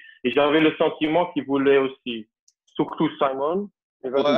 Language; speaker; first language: French; non-native, local second language; Dutch